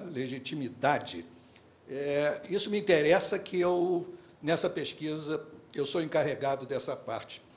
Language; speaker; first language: Portuguese; native; Portuguese